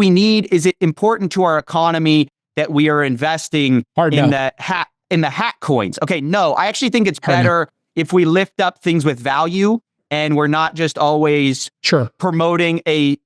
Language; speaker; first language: English; native; English